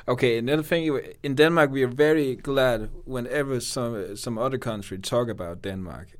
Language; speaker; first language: English; non-native, fluent; Danish